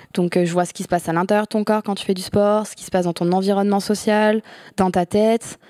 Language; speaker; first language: French; native; French